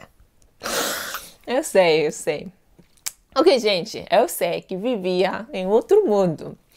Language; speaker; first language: Portuguese; non-native, fluent; Korean